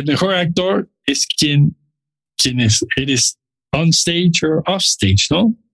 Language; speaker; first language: Spanish; non-native, learner; English